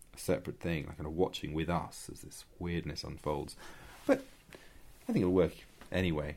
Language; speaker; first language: English; native; English